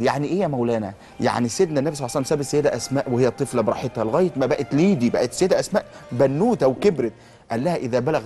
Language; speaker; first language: Arabic; native; Arabic